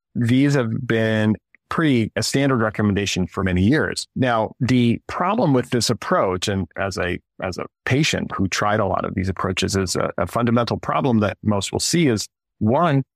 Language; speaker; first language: English; early bilingual, other home language; Russian